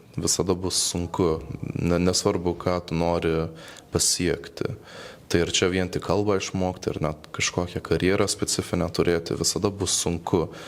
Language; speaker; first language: Lithuanian; early bilingual, heritage; Lithuanian